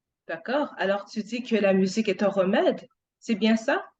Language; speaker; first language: French; non-native, fluent; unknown